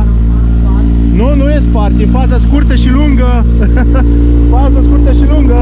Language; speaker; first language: Romanian; native; Romanian